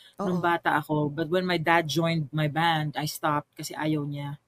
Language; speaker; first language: Filipino; native; Filipino